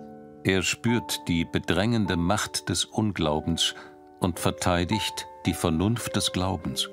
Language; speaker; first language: German; native; German